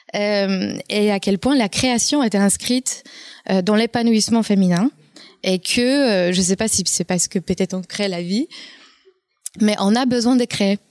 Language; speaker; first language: French; non-native, fluent; Polish